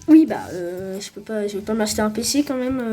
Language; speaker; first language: French; native; French